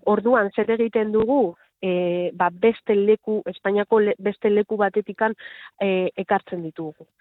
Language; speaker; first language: Basque; non-native, local second language; Spanish